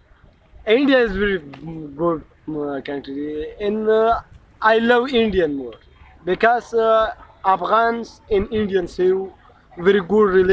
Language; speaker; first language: English; non-native, learner; Pashto